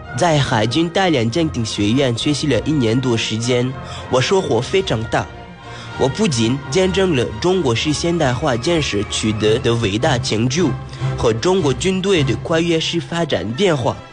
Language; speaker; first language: Chinese; non-native, learner; French